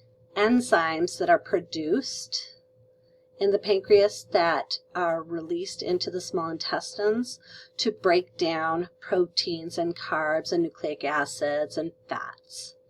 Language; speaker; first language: English; native; English